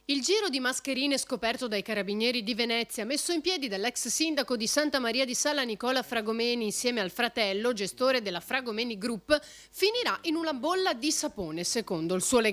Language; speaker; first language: Italian; native; Italian